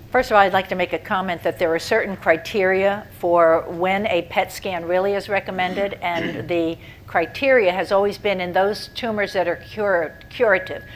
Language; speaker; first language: English; native; English